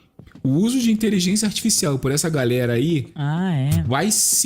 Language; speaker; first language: Portuguese; native; Portuguese